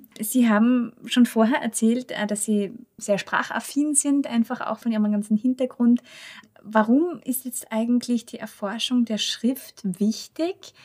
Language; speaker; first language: German; native; German